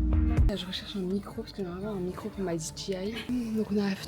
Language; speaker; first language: French; native; French